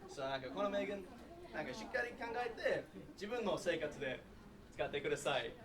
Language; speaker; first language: Japanese; non-native, learner; English